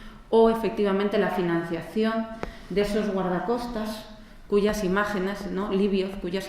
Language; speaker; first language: Spanish; native; Spanish